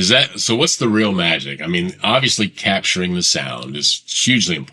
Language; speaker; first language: English; native; English